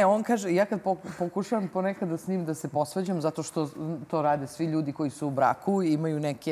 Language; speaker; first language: Serbian; native; Serbian